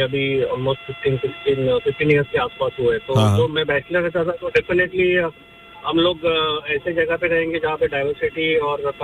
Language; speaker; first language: Hindi; non-native, local second language; Marathi